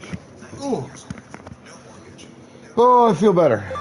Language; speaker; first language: English; native; English